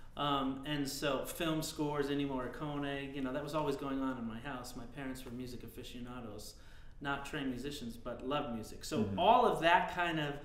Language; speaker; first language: English; native; English